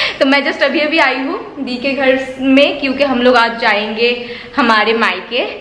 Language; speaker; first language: Hindi; non-native, local second language; Bangla